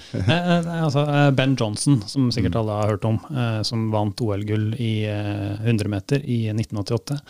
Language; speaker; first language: Norwegian; native; Norwegian